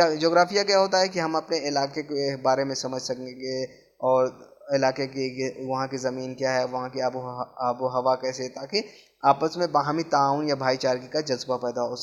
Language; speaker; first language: Urdu; native; Urdu